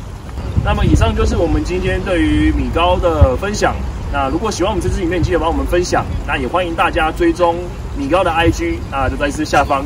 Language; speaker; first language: Chinese; native; Chinese